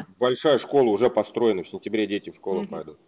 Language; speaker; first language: Russian; native; Russian